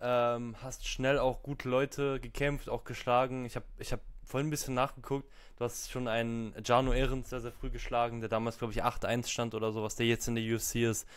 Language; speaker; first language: German; native; German